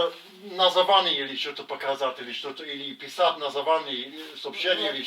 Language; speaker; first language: Russian; non-native, learner; English